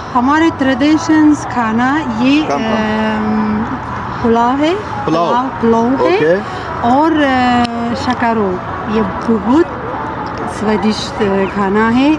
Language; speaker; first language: Hindi; non-native, learner; Tajik